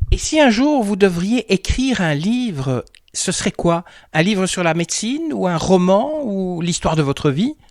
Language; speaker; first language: French; native; French